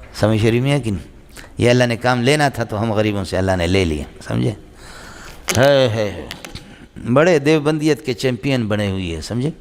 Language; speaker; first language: Urdu; non-native, local second language; Brahui